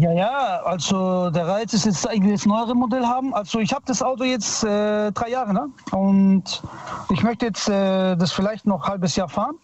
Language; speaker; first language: German; early bilingual, other home language; Italian